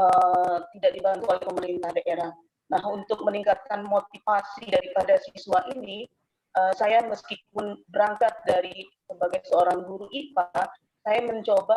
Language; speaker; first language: Indonesian; native; Indonesian